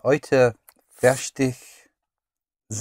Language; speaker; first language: German; non-native, learner; English